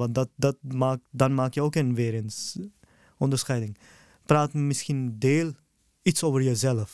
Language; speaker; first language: Dutch; early bilingual, other home language; Urdu